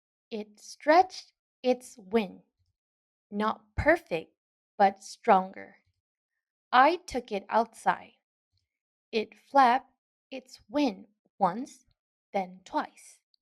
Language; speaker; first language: English; non-native, fluent; Burmese